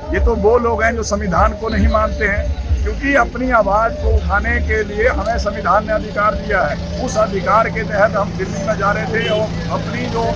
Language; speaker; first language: Hindi; native; Hindi